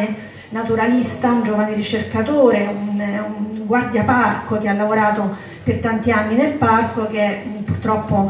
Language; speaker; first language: Italian; native; Italian